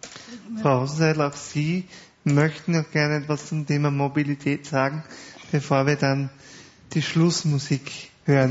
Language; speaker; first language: German; native; German